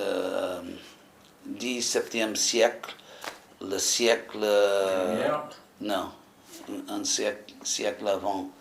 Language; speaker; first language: French; non-native, fluent; English